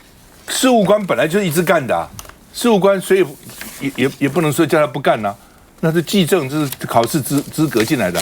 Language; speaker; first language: Chinese; native; Chinese